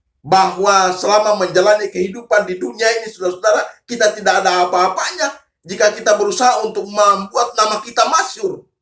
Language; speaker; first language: Indonesian; native; Indonesian